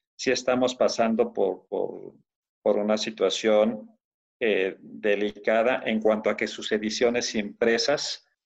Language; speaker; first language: Spanish; native; Spanish